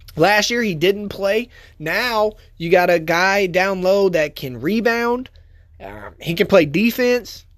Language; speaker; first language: English; native; English